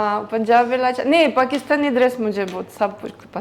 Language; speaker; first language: Hindi; non-native, learner; Greek